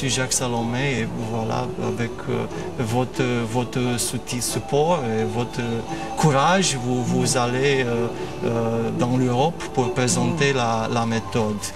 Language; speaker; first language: French; non-native, fluent; Romanian